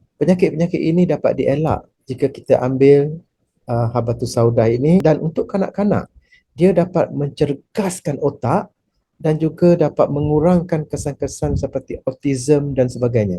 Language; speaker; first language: Malay; native; Malay